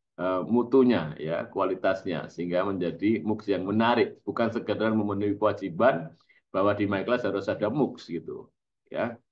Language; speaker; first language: Indonesian; native; Indonesian